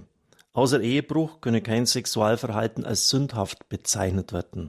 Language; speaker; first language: German; native; German